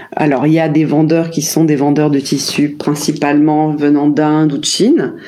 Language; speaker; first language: French; native; French